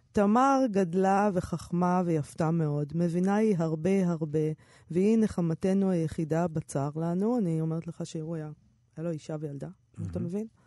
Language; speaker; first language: Hebrew; native; Hebrew